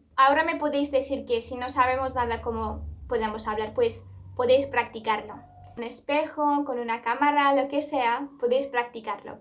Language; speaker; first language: Spanish; non-native, fluent; Turkish